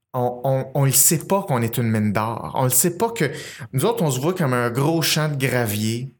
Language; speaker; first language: French; native; French